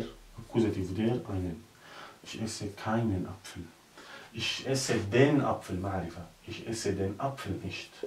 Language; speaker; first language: German; non-native, learner; Arabic